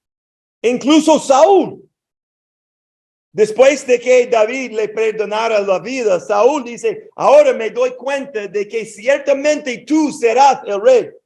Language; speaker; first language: Spanish; non-native, fluent; English